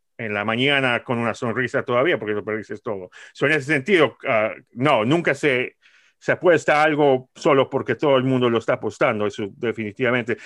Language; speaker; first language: Spanish; early bilingual, heritage; Spanish